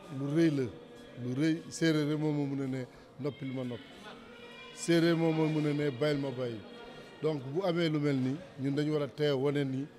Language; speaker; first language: Wolof; non-native, local second language; Jola-Fonyi